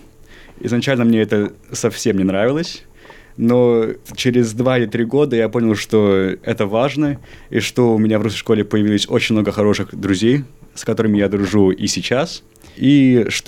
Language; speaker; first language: Russian; early bilingual, heritage; Russian